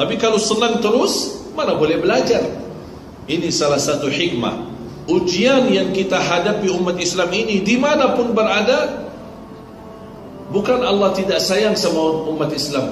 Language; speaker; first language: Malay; non-native, fluent; Arabic